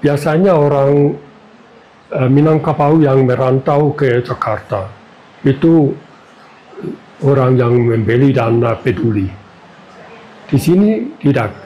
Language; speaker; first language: Indonesian; non-native, fluent; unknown